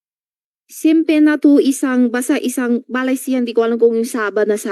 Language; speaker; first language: Filipino; non-native, learner; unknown